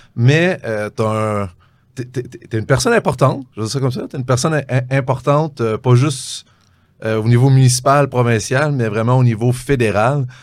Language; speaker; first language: French; native; French